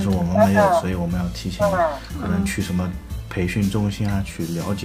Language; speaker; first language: Chinese; native; Chinese